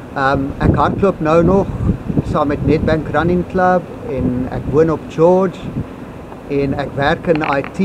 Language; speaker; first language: Afrikaans; non-native, local second language; English